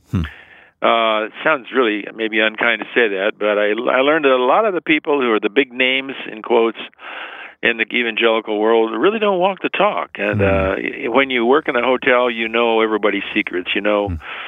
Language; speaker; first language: English; native; English